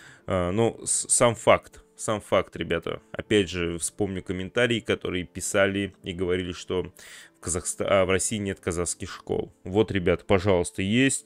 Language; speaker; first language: Russian; native; Russian